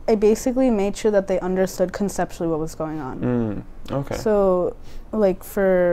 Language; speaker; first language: English; native; English